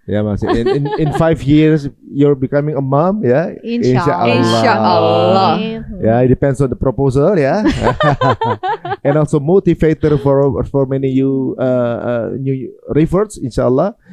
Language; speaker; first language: English; non-native, fluent; Indonesian